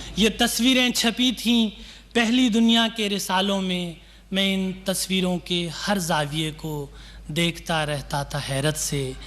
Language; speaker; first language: Urdu; native; Urdu